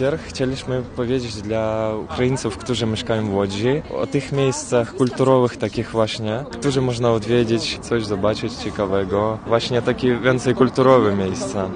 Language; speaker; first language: Polish; non-native, fluent; Ukrainian